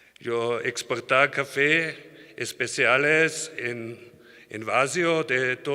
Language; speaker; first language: Spanish; non-native, learner; German